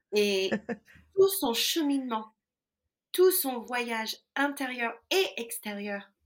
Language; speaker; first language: French; non-native, fluent; English